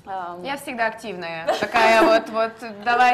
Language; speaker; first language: Russian; non-native, learner; Hungarian